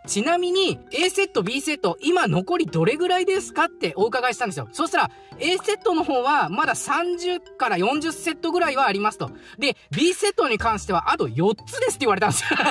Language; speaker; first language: Japanese; native; Japanese